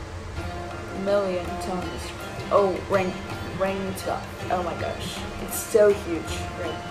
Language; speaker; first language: English; non-native, fluent; Urdu